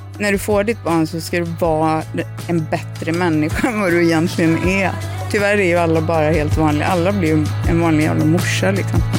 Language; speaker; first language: Swedish; native; Swedish